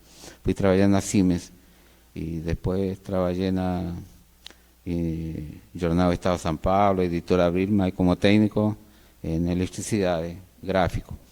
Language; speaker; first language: Portuguese; non-native, fluent; Spanish